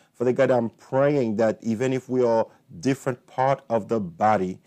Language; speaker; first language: English; non-native, fluent; Haitian Creole